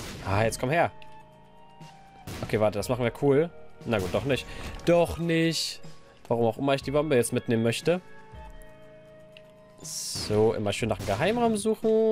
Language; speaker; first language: German; native; German